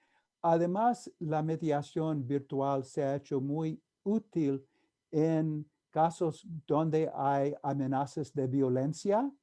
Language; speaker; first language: Spanish; non-native, fluent; English